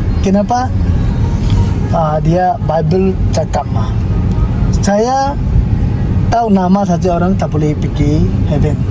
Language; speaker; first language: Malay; non-native, learner; Tedim Chin